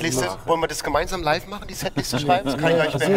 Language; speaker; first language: German; native; German